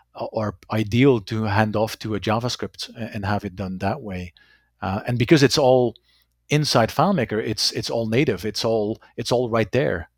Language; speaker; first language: English; non-native, fluent; Dutch